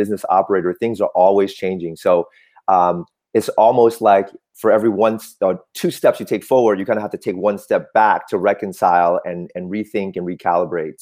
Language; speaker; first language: English; early bilingual, other home language; Cantonese